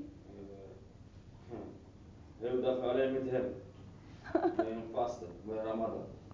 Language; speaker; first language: Dutch; non-native, learner; Arabic